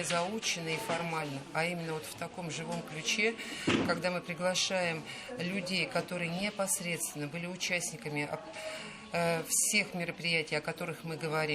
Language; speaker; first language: Russian; native; Russian